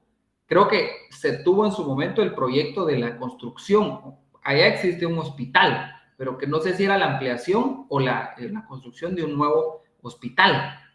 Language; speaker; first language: Spanish; native; Spanish